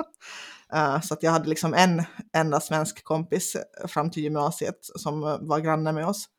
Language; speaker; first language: Swedish; non-native, local second language; Finnish